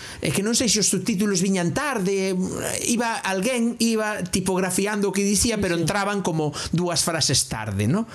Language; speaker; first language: Galician; non-native, local second language; Spanish